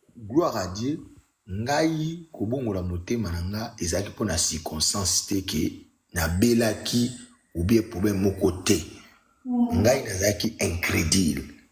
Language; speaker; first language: Lingala; non-native, local second language; Mongo